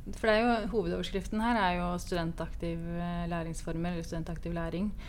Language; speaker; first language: Norwegian; native; Norwegian